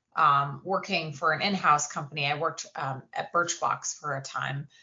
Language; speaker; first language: English; native; English